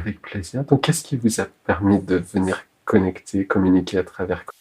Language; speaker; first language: French; native; French